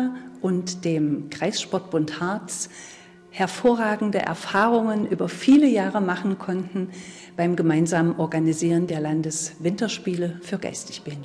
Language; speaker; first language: German; native; German